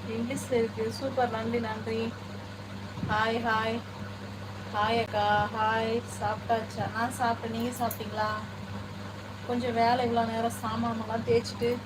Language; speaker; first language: Tamil; non-native, local second language; Telugu